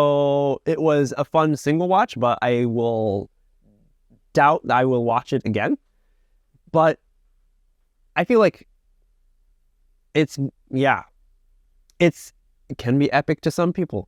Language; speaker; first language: English; native; English